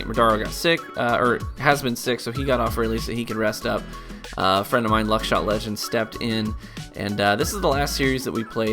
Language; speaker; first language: English; native; English